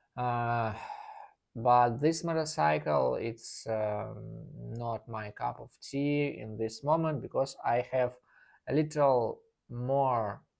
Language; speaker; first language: English; non-native, learner; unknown